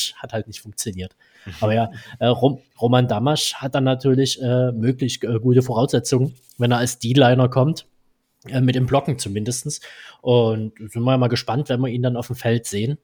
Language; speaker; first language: German; native; German